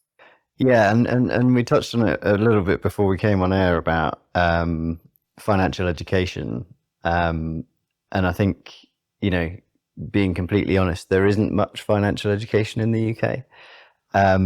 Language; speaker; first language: English; native; English